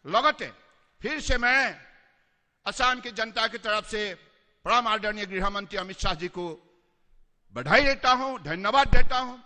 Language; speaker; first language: Hindi; non-native, local second language; Assamese